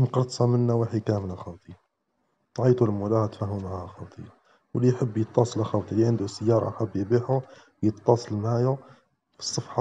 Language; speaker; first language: Arabic; native; Arabic